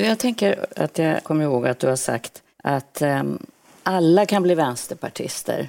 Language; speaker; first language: Swedish; native; Swedish